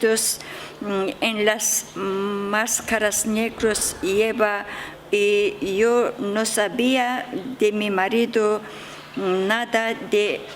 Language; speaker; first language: Spanish; non-native, learner; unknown